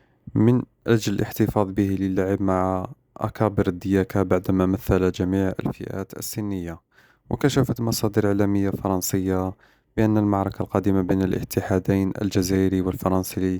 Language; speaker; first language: Arabic; native; Arabic